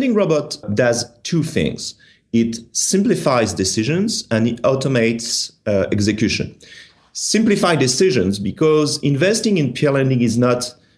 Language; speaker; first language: English; non-native, fluent; French